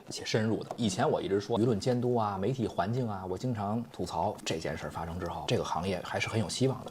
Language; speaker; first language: Chinese; native; Chinese